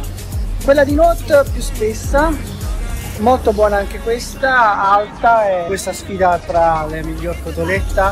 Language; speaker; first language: Italian; native; Italian